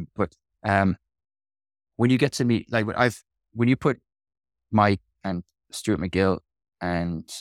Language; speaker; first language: English; native; English